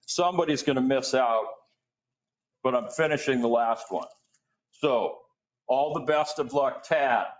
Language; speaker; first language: English; native; English